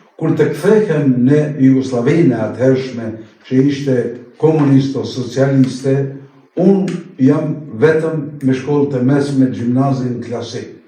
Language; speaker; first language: Albanian; native; Albanian